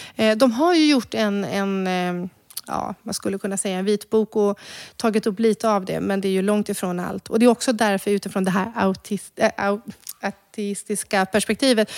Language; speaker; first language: Swedish; native; Swedish